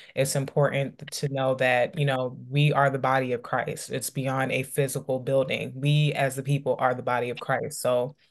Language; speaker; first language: English; native; English